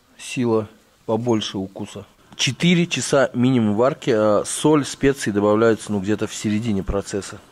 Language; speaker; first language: Russian; native; Russian